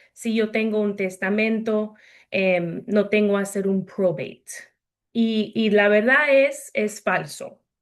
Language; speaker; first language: Spanish; early bilingual, heritage; Spanish